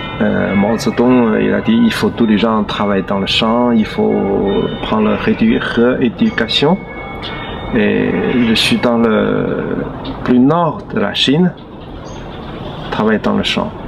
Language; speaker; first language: French; non-native, learner; Chinese